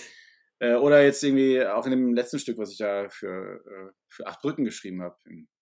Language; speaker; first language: German; native; German